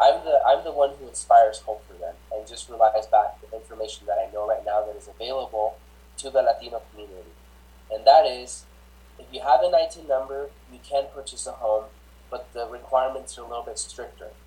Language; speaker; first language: English; early bilingual, other home language; Spanish